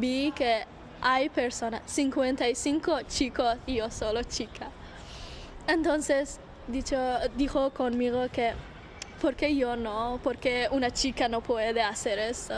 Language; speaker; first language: Spanish; non-native, learner; Persian